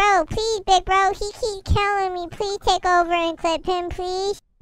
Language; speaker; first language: English; native; English